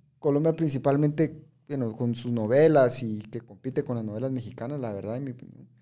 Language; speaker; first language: Spanish; native; Spanish